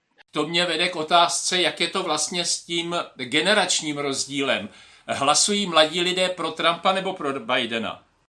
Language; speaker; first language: Czech; native; Czech